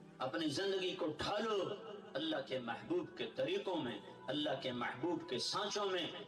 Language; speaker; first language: Urdu; non-native, local second language; Punjabi